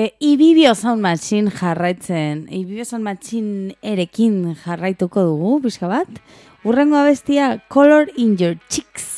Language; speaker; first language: Basque; non-native, local second language; Spanish